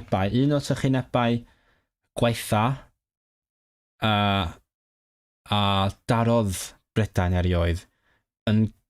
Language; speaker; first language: Welsh; non-native, learner; Cantonese